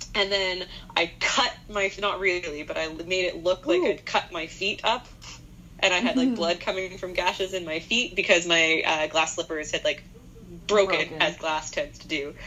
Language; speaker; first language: English; native; English